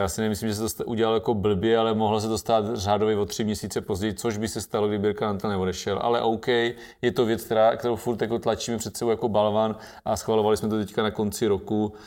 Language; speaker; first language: Czech; native; Czech